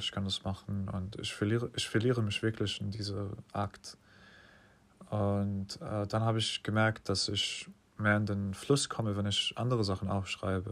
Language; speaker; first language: German; non-native, fluent; English